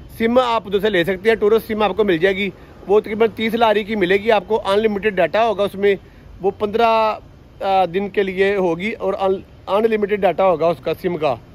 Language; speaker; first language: Urdu; non-native, local second language; Punjabi